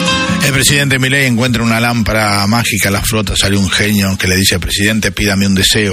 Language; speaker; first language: Spanish; native; Spanish